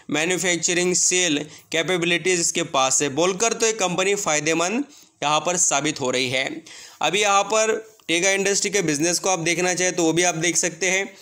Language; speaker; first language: Hindi; native; Hindi